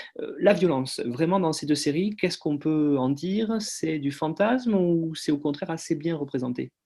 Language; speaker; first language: French; native; French